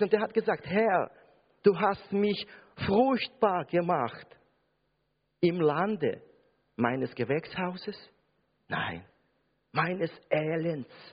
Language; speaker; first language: German; non-native, fluent; Russian